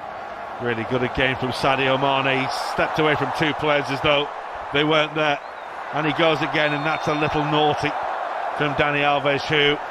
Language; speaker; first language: English; native; English